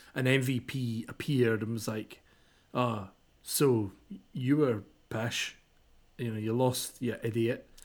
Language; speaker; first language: English; native; English